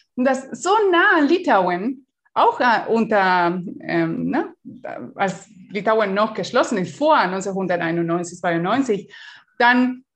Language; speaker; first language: German; non-native, fluent; Spanish